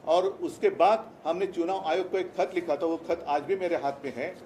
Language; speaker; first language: Hindi; non-native, local second language; Marathi